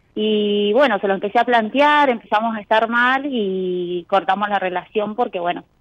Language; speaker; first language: Spanish; native; Spanish